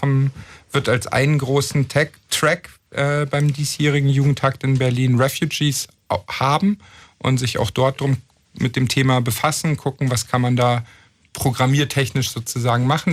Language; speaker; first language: German; native; German